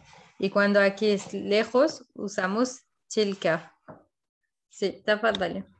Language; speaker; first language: Spanish; non-native, fluent; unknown